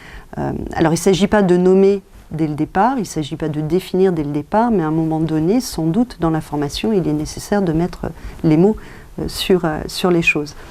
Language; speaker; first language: French; native; French